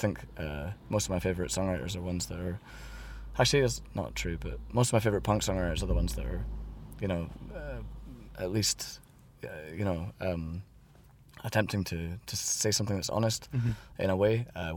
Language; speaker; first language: English; native; English